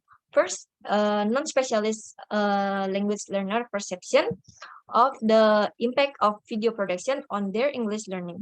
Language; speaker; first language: English; non-native, learner; Indonesian